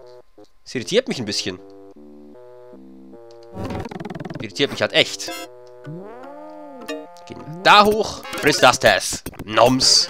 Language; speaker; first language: German; native; German